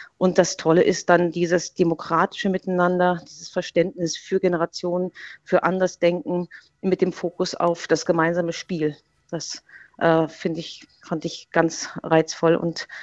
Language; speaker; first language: German; native; German